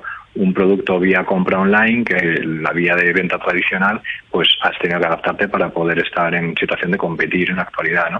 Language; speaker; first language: Spanish; native; Spanish